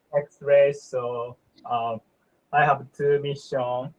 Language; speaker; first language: English; non-native, learner; Japanese